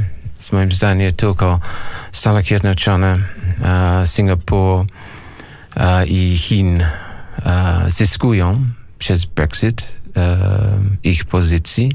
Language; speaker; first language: Polish; non-native, learner; English